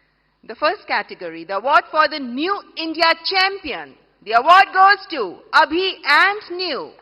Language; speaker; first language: Hindi; native; Hindi